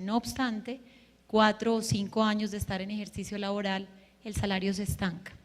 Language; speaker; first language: Spanish; native; Spanish